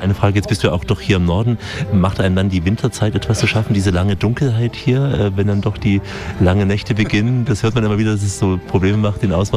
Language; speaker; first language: German; native; German